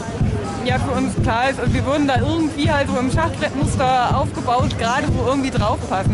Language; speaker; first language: German; native; German